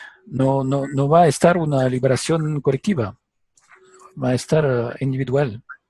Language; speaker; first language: Spanish; non-native, learner; French